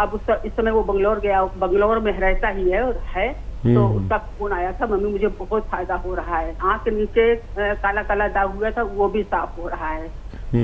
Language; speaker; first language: Hindi; native; Hindi